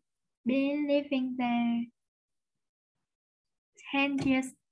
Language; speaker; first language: English; non-native, learner; Vietnamese